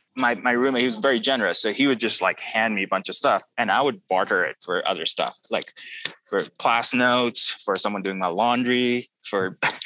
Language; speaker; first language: English; non-native, local second language; Urdu